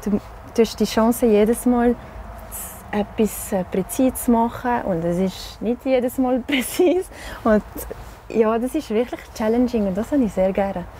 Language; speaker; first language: German; non-native, local second language; French